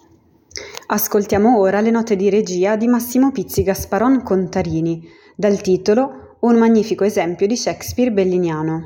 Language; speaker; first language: Italian; native; Italian